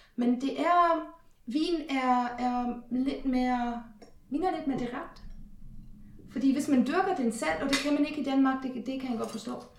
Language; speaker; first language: Danish; non-native, fluent; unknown